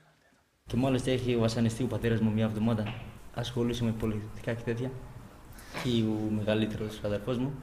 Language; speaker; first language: Greek; non-native, fluent; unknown